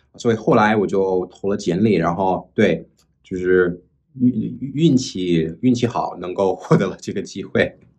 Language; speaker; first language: Chinese; non-native, fluent; English